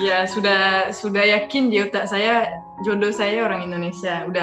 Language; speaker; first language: Indonesian; non-native, fluent; French